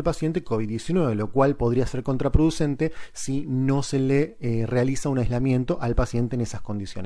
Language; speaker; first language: Spanish; native; Spanish